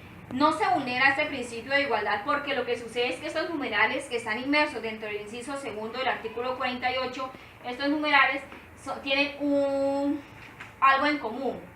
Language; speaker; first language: Spanish; native; Spanish